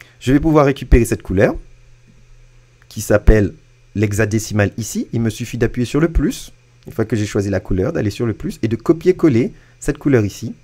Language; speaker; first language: French; native; French